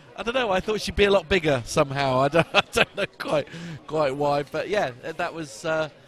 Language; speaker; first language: English; native; English